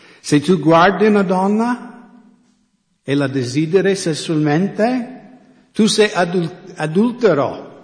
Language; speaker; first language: Italian; non-native, fluent; English